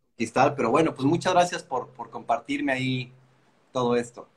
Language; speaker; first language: Spanish; native; Spanish